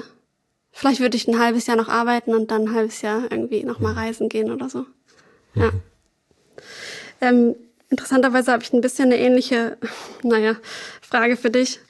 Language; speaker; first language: German; native; German